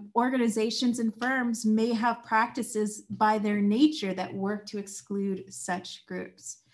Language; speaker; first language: English; native; English